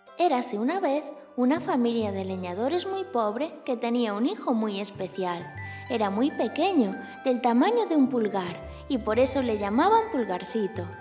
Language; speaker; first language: Spanish; native; Spanish